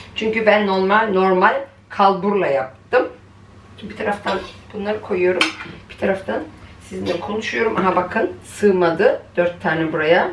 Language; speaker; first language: Turkish; early bilingual, heritage; Turkish